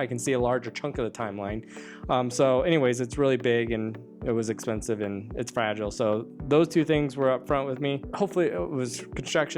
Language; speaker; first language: English; native; English